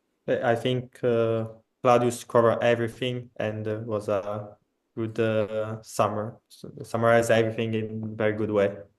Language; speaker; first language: English; non-native, fluent; Italian